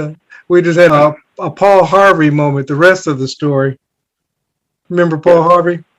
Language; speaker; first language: English; native; English